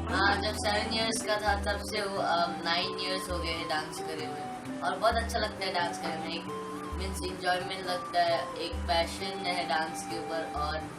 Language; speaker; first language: Hindi; non-native, local second language; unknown